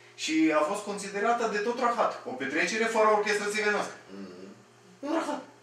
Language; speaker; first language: Romanian; non-native, fluent; Russian